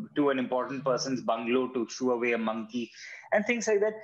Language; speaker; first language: English; non-native, local second language; Hindi